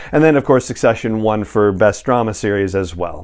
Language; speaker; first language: English; native; English